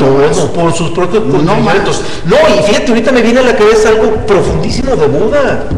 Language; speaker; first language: Spanish; native; Spanish